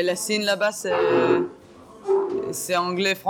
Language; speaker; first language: French; non-native, learner; Hebrew